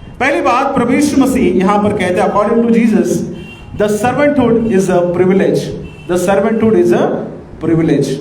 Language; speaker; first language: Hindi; non-native, local second language; Marathi